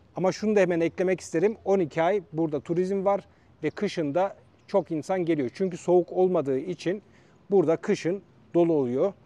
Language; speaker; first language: Turkish; native; Turkish